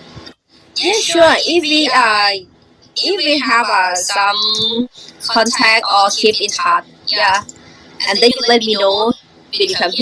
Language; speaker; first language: English; non-native, learner; Thai